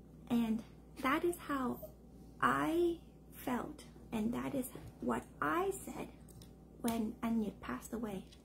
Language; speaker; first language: English; early bilingual, other home language; Vietnamese